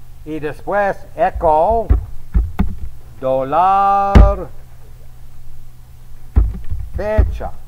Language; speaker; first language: Spanish; non-native, fluent; English